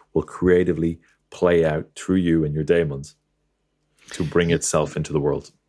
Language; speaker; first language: English; native; English